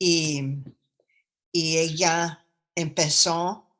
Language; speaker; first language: Spanish; non-native, fluent; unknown